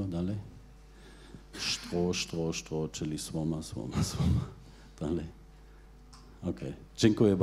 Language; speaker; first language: Polish; non-native, fluent; German